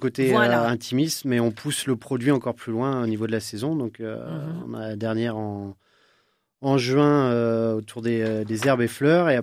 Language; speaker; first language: French; native; French